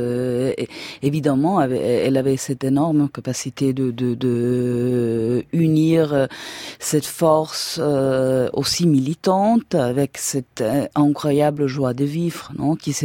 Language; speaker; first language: French; non-native, fluent; German